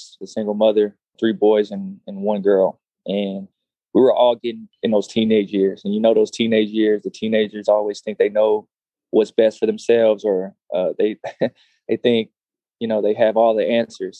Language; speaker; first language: English; native; English